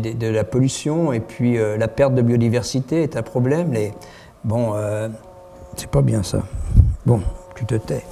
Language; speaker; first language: French; native; French